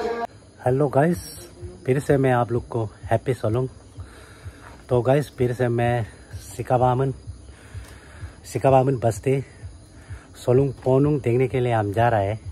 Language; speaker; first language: Hindi; non-native, local second language; Adi